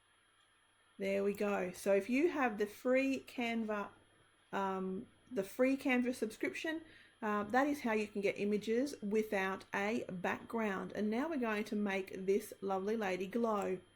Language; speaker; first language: English; native; English